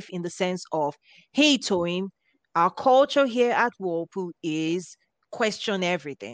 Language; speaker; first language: English; non-native, local second language; Yoruba